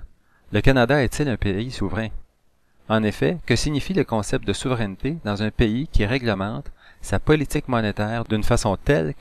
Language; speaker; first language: French; native; French